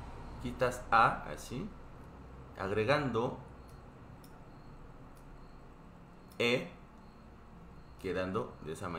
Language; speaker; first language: Spanish; non-native, fluent; Korean